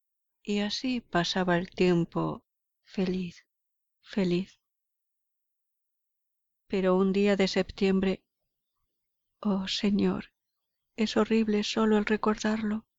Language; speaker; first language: Spanish; native; Spanish